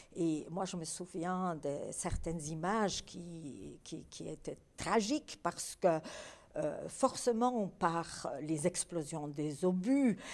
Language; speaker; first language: French; early bilingual, other home language; Polish